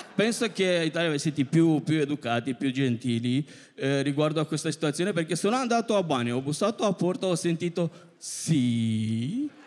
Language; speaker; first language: Italian; non-native, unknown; Romanian